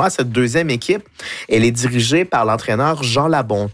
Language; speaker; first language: French; native; French